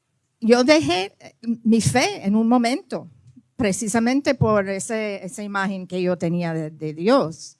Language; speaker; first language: Spanish; early bilingual, heritage; Spanish